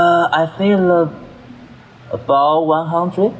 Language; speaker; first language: English; non-native, learner; Chinese